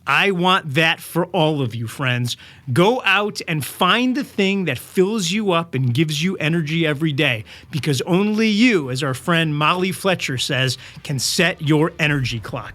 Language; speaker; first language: English; native; English